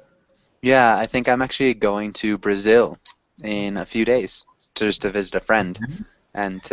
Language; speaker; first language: English; non-native, fluent; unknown